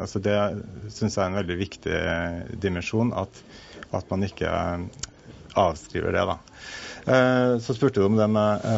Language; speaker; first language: Norwegian; native; Norwegian